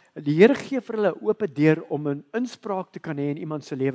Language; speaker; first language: Afrikaans; early bilingual, heritage; Afrikaans